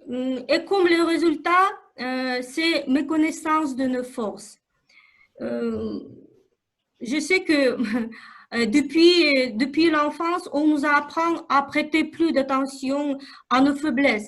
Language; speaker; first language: French; non-native, fluent; Russian